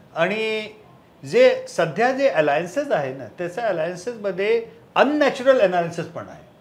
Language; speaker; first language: Marathi; early bilingual, heritage; Marathi